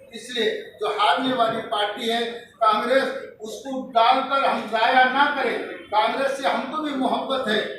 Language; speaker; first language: Hindi; non-native, local second language; Urdu